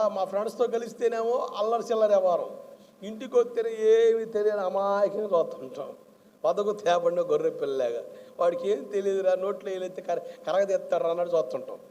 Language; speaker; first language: Telugu; non-native, local second language; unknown